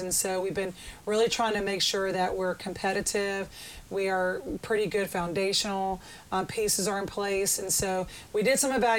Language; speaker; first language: English; native; English